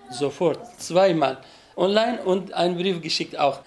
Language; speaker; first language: German; non-native, learner; Kurdish